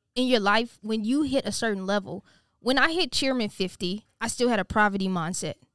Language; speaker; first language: English; native; English